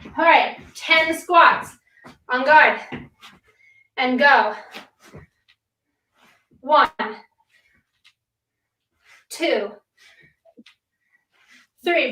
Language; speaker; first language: English; native; English